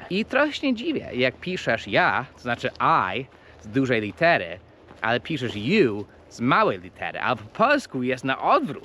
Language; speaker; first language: Polish; non-native, fluent; English